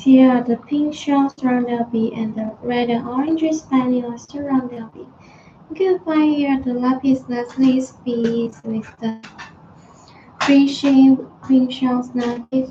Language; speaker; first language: English; non-native, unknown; Chinese